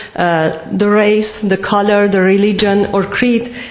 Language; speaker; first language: English; non-native, fluent; Persian